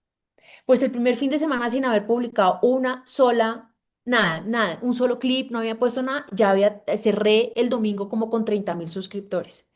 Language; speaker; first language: Spanish; native; Spanish